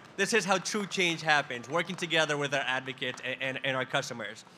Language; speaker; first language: English; early bilingual, other home language; Spanish